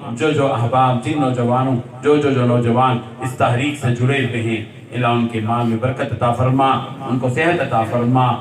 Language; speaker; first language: Urdu; native; Urdu